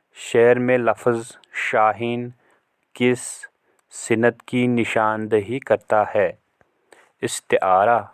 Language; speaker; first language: Urdu; non-native, local second language; Kashmiri